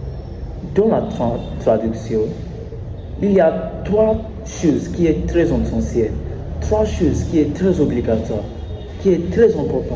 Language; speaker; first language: French; non-native, learner; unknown